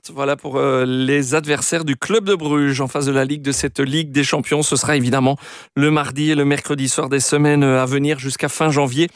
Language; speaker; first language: French; native; French